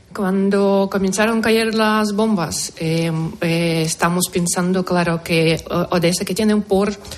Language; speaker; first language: Spanish; non-native, fluent; Ukrainian